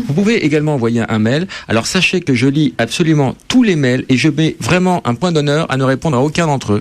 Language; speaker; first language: French; native; French